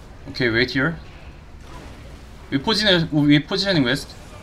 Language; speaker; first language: English; non-native, learner; Korean